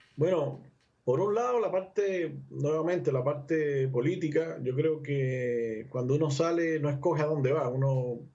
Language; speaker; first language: Spanish; native; Spanish